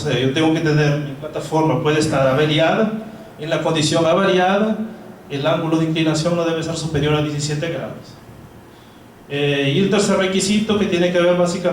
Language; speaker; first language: Spanish; non-native, fluent; Portuguese